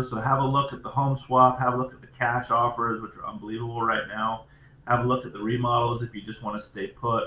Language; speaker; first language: English; native; English